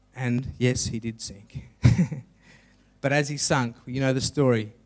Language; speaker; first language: English; native; English